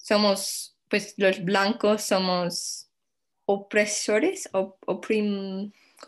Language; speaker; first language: Spanish; non-native, fluent; English